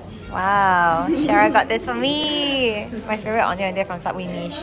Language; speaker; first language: English; native; English